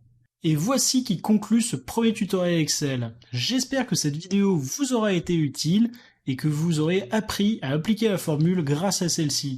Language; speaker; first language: French; native; French